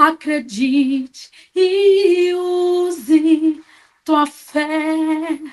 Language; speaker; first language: Portuguese; native; Portuguese